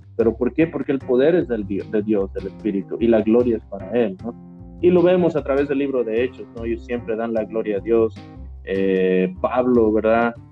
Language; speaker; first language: Spanish; native; Spanish